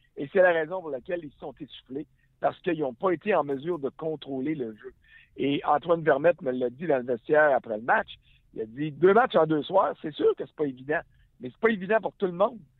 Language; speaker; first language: French; native; French